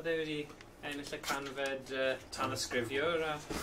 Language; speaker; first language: Welsh; native; Welsh